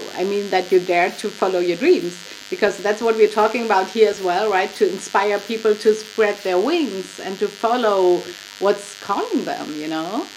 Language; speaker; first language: English; non-native, fluent; German